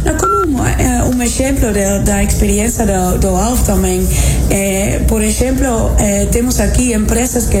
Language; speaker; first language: Portuguese; non-native, fluent; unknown